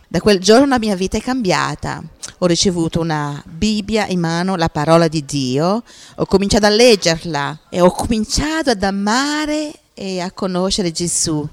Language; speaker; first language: Italian; non-native, fluent; Portuguese